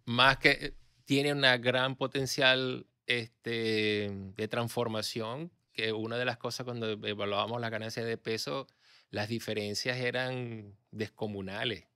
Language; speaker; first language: Spanish; native; Spanish